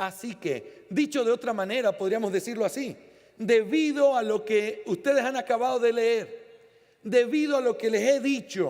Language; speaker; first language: Spanish; native; Spanish